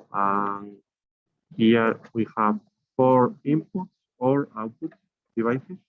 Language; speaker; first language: English; non-native, learner; Spanish